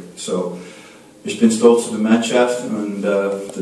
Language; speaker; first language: German; non-native, learner; English